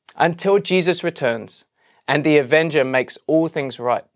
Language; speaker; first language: English; native; English